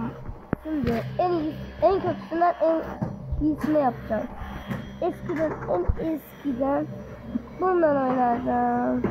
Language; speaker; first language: Turkish; early bilingual, heritage; Turkish